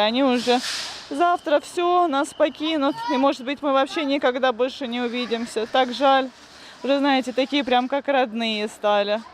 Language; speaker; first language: Russian; native; Russian